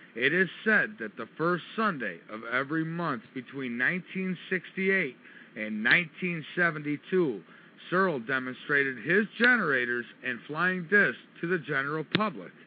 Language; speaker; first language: English; native; English